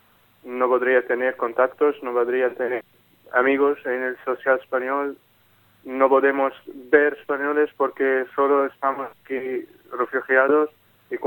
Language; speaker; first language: Spanish; non-native, learner; Arabic